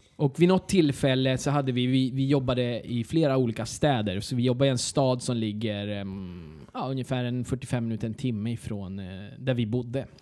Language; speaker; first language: Swedish; early bilingual, other home language; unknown